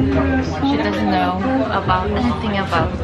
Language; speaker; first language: English; non-native, learner; Korean